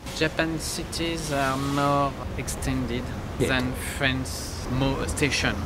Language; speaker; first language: English; non-native, learner; French